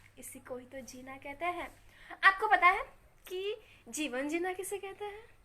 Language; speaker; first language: Hindi; non-native, local second language; Marathi